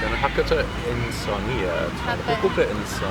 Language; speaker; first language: Persian; non-native, learner; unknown